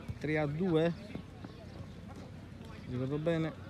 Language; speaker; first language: Italian; native; Italian